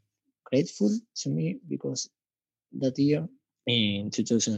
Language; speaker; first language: English; non-native, learner; Spanish